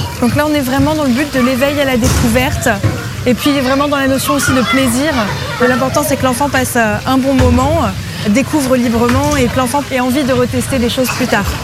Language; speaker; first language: French; native; French